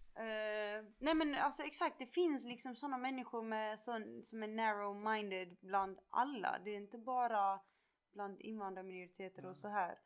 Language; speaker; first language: Swedish; early bilingual, other home language; Kurdish